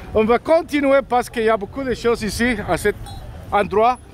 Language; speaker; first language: French; non-native, learner; Spanish